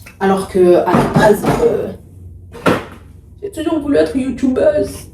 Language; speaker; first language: French; native; French